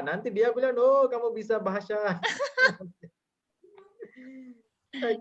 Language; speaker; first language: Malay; non-native, learner; Sinhala